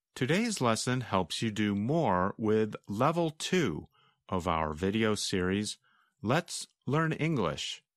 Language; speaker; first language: English; native; English